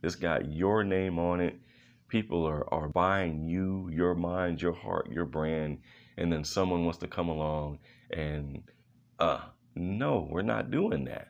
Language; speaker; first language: English; native; English